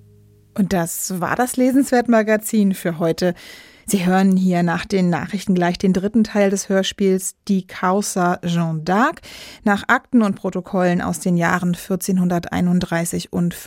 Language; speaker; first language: German; native; German